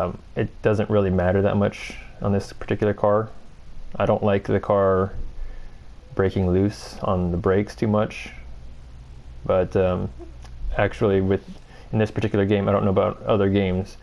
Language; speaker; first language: English; native; English